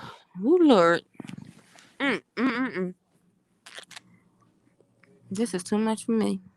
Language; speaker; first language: English; native; English